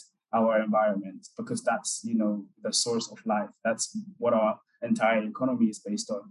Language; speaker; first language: English; non-native, local second language; Akan